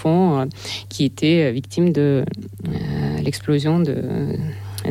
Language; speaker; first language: French; non-native, fluent; Russian